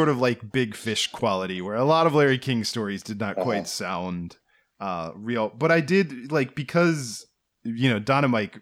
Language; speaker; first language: English; native; English